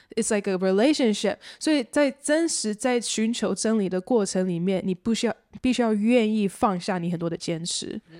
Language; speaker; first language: Chinese; early bilingual, heritage; Chinese